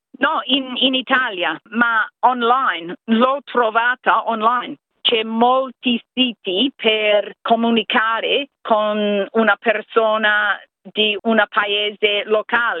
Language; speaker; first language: Italian; non-native, fluent; English